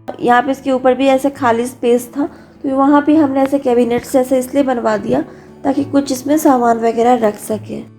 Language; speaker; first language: Hindi; native; Hindi